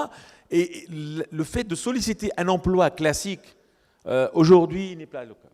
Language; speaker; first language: French; non-native, local second language; Arabic